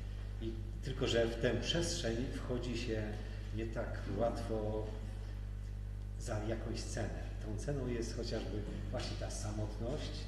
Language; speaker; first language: Polish; native; Polish